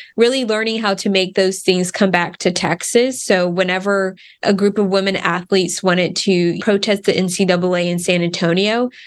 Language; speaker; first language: English; native; English